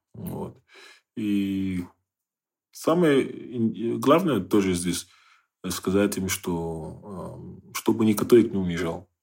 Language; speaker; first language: Russian; non-native, fluent; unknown